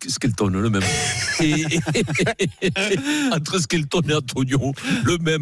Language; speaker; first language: French; native; French